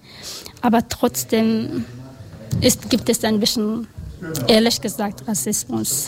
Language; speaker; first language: German; non-native, learner; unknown